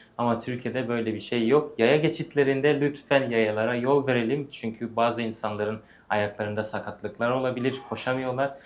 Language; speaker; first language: Turkish; early bilingual, heritage; English